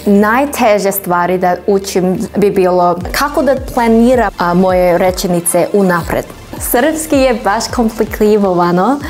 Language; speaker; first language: Serbian; non-native, learner; English